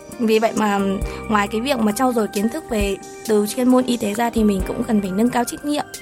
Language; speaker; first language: Vietnamese; native; Vietnamese